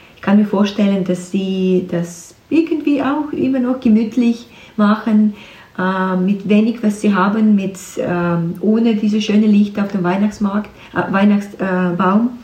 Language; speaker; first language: German; non-native, learner; Ukrainian